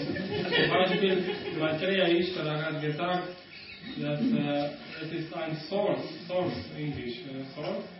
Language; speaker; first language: German; non-native, learner; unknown